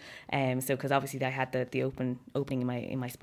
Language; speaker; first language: English; native; English